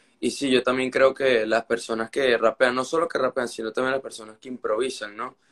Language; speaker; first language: Spanish; native; Spanish